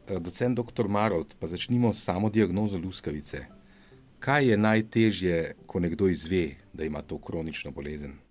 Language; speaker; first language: Slovenian; native; Slovenian